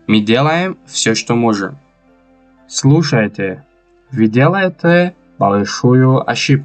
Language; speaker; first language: Russian; non-native, local second language; Tajik